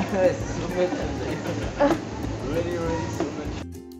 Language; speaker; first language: English; non-native, learner; French